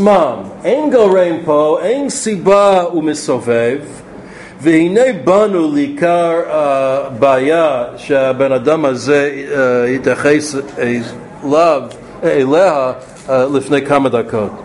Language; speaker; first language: Hebrew; non-native, fluent; English